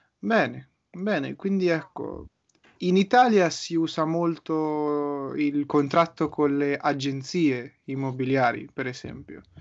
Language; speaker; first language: Italian; native; Italian